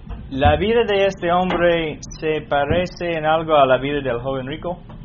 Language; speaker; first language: Spanish; non-native, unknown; English